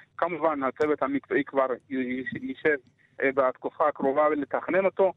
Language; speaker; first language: Hebrew; early bilingual, other home language; Amharic